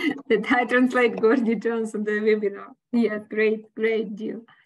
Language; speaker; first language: English; non-native, learner; Ukrainian